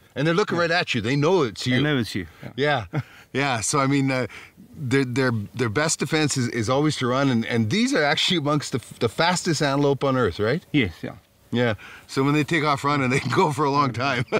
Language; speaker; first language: English; native; English